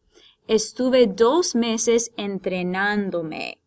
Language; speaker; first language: Spanish; non-native, fluent; English